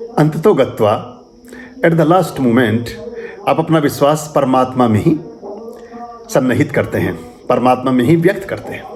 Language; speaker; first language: Hindi; native; Hindi